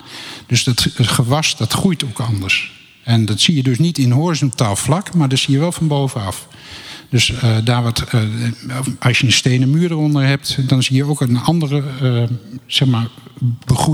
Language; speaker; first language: Dutch; native; Dutch